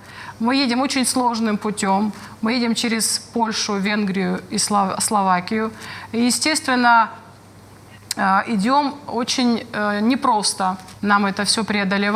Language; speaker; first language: Russian; native; Russian